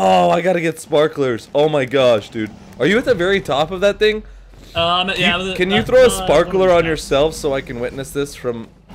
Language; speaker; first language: English; native; English